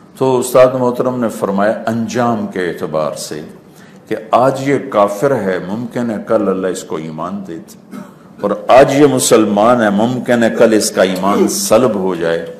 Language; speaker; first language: Urdu; non-native, local second language; Punjabi